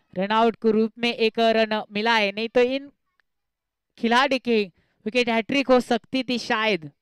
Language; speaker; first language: Hindi; non-native, local second language; Marathi